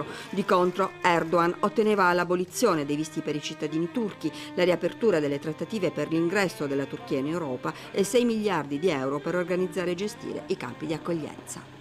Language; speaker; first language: Italian; native; Italian